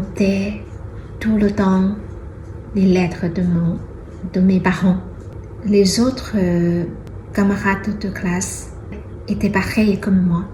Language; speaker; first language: French; non-native, fluent; Chinese